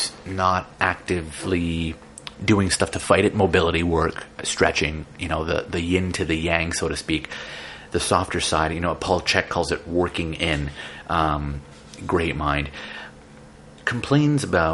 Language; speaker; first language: English; native; English